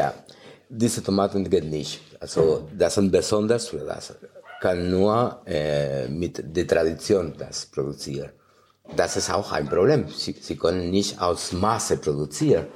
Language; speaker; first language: German; non-native, fluent; Spanish